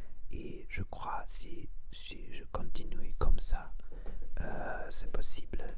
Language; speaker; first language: French; non-native, learner; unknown